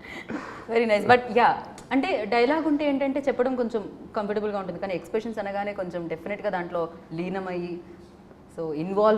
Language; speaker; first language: Telugu; native; Telugu